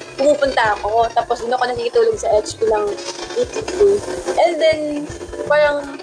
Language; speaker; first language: Filipino; non-native, local second language; Waray